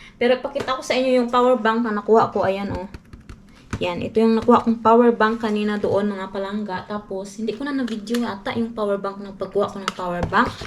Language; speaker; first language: Filipino; non-native, local second language; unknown